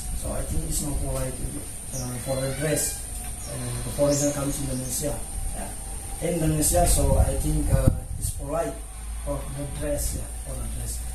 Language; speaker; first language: English; non-native, learner; Indonesian